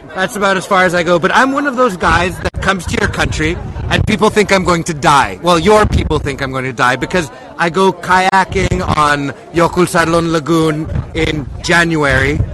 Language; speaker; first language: English; native; English